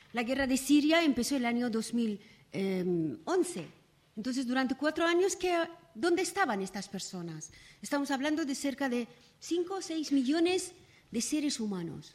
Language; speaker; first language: Spanish; non-native, fluent; Persian